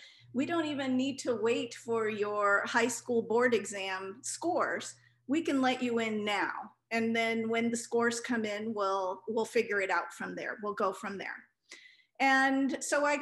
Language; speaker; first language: English; non-native, local second language; Punjabi